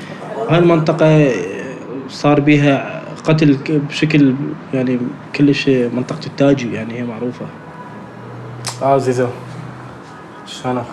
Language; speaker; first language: Arabic; native; Arabic